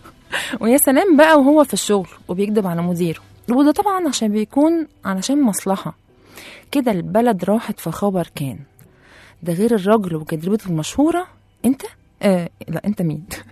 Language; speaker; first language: Arabic; native; Arabic